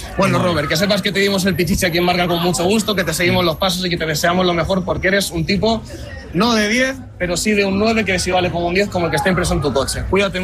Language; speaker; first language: Spanish; native; Spanish